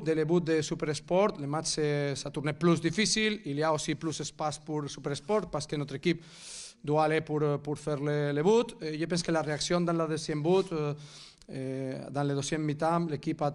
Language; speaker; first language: French; non-native, fluent; Catalan